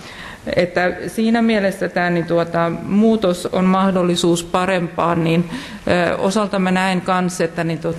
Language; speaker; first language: Finnish; native; Finnish